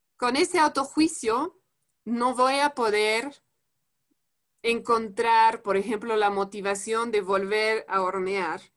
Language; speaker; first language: Spanish; non-native, fluent; French